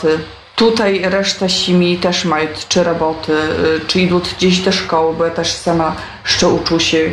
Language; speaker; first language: Polish; non-native, local second language; Ukrainian